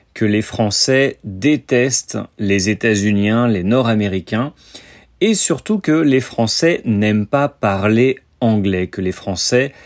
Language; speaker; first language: French; native; French